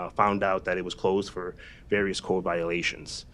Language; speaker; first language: English; native; English